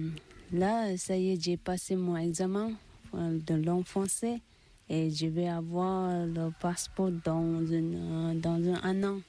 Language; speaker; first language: French; non-native, learner; Tibetan